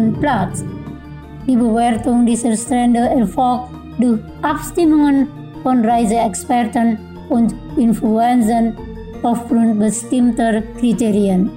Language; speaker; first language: German; non-native, fluent; Indonesian